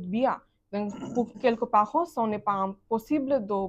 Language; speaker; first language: French; non-native, learner; Bangla